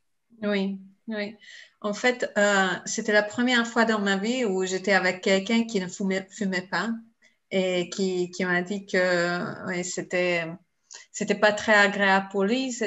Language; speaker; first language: French; non-native, fluent; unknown